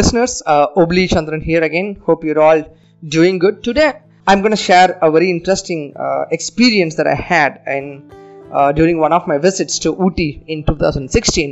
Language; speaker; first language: English; non-native, local second language; Tamil